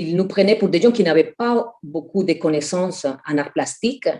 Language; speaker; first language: French; non-native, fluent; Spanish